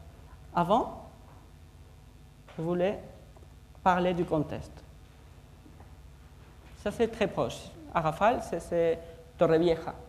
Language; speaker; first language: French; non-native, fluent; Spanish